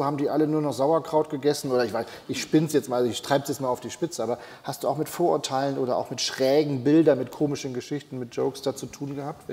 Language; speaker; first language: German; native; German